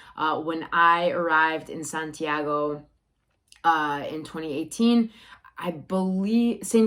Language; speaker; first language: English; native; English